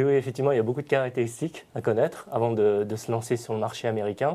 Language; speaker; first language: French; native; French